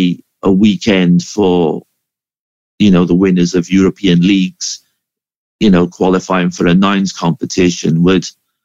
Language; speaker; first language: English; native; English